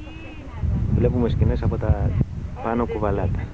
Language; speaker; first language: Greek; native; Greek